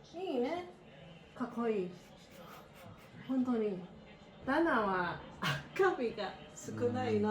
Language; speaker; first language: Japanese; non-native, learner; English